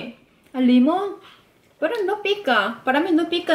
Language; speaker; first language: Spanish; non-native, fluent; Korean